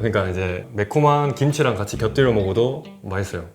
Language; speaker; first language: Korean; native; Korean